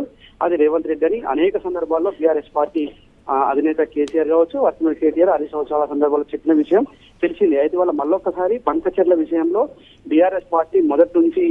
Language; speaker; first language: Telugu; native; Telugu